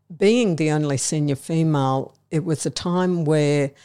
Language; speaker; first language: English; native; English